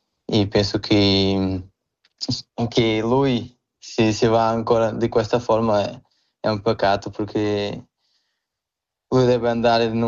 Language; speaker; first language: Italian; non-native, fluent; Portuguese